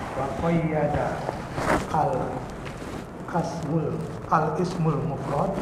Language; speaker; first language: Arabic; non-native, learner; Indonesian